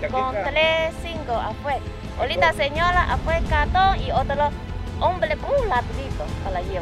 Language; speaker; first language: Spanish; non-native, learner; Chinese